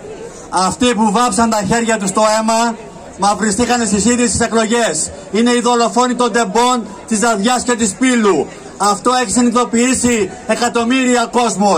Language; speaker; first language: Greek; native; Greek